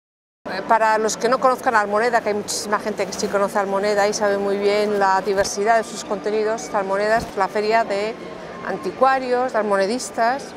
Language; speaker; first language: Spanish; native; Spanish